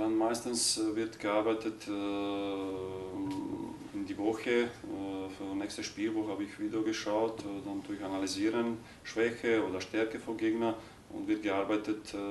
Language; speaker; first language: German; non-native, learner; Croatian